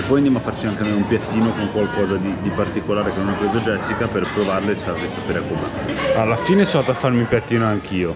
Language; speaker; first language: Italian; non-native, fluent; Spanish